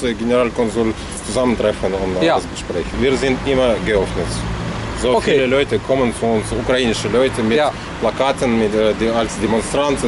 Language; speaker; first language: German; non-native, fluent; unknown